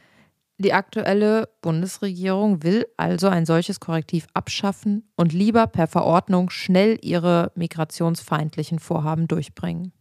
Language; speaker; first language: German; native; German